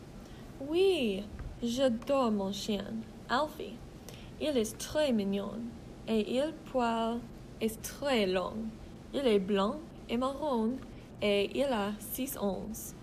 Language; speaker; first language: French; non-native, learner; English